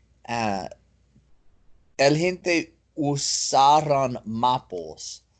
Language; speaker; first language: Spanish; non-native, learner; English